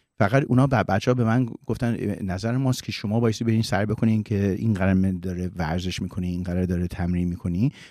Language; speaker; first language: Persian; early bilingual, heritage; Persian